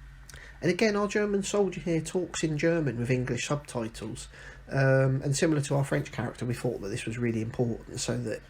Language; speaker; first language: English; native; English